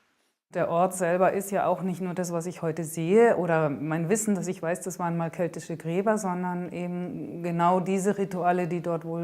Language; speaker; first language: German; native; German